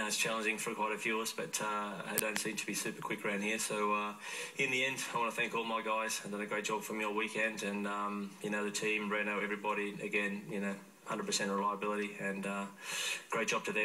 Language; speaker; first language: English; native; English